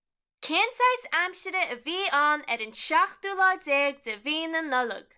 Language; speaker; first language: Irish; non-native, local second language; English